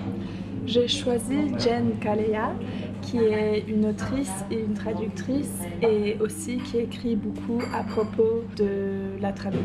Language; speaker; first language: French; non-native, fluent; English